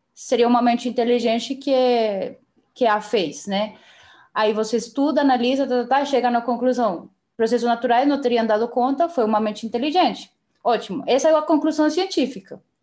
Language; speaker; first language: Portuguese; non-native, fluent; Spanish